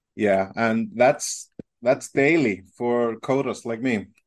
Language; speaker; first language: English; non-native, fluent; Icelandic